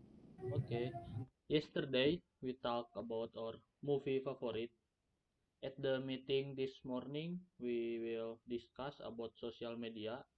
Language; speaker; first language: English; non-native, learner; Indonesian